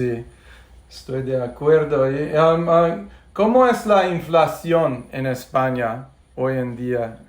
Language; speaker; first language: Spanish; non-native, fluent; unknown